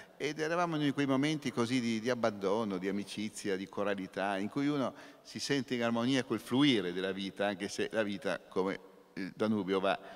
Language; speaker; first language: Italian; native; Italian